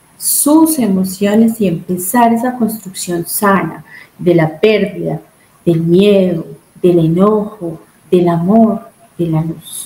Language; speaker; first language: Spanish; native; Spanish